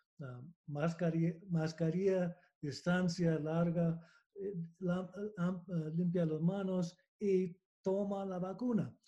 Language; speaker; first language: Spanish; non-native, learner; English